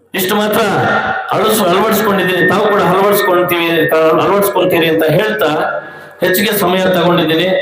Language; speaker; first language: Kannada; native; Kannada